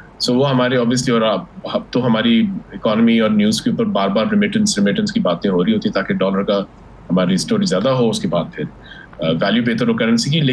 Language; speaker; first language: Urdu; early bilingual, heritage; Urdu